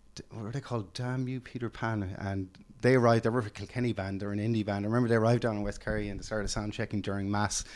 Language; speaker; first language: English; native; English